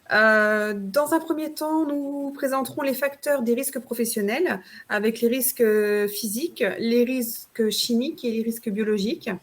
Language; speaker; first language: French; native; French